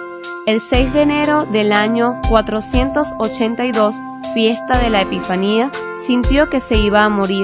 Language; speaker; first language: Spanish; native; Spanish